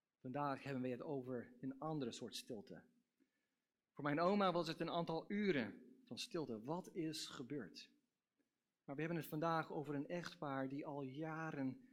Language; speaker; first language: Dutch; non-native, fluent; English